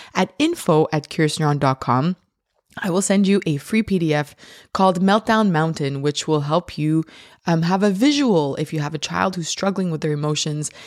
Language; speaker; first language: English; native; English